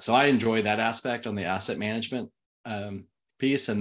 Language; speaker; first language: English; native; English